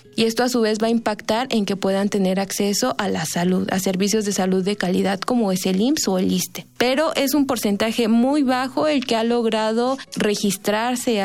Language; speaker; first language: Spanish; native; Spanish